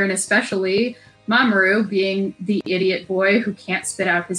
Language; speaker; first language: English; native; English